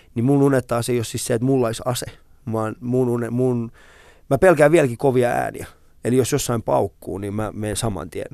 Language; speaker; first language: Finnish; early bilingual, other home language; Persian